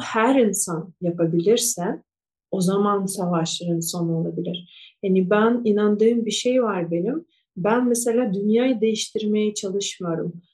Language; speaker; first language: Turkish; non-native, fluent; Russian